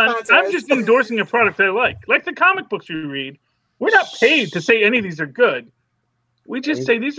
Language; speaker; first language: English; native; English